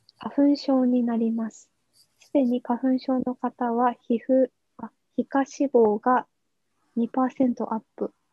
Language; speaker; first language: Japanese; native; Japanese